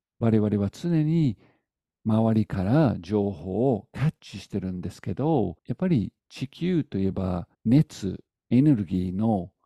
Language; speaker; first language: Japanese; non-native, fluent; English